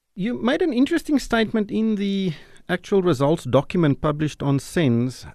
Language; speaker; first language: English; non-native, local second language; Afrikaans